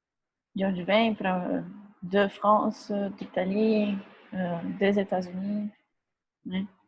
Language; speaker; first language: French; non-native, fluent; Portuguese